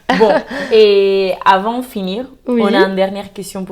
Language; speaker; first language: French; non-native, fluent; Spanish